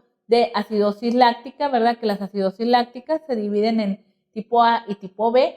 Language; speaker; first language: Spanish; native; Spanish